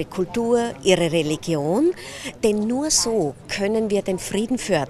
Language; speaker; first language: German; native; German